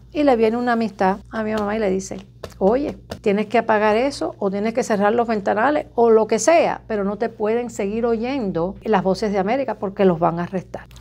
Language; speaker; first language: Spanish; native; Spanish